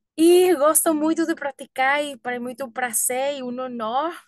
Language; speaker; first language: Portuguese; non-native, learner; Spanish